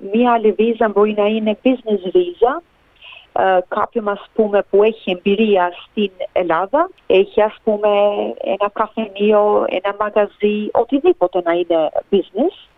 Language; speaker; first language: Greek; early bilingual, heritage; Greek